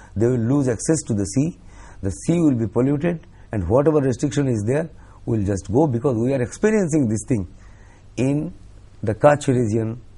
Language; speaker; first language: English; non-native, local second language; Bangla